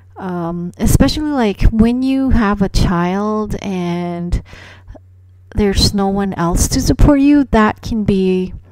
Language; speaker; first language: English; non-native, local second language; Cebuano